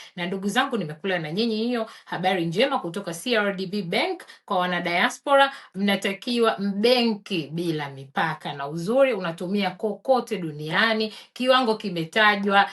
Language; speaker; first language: Swahili; native; Swahili